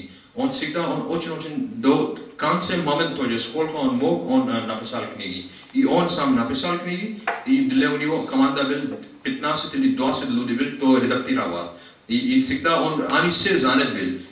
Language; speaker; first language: Russian; non-native, learner; Hindi